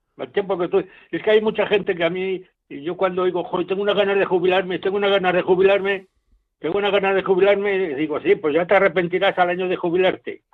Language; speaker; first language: Spanish; native; Spanish